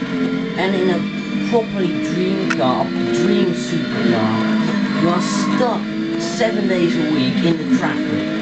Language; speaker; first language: English; non-native, fluent; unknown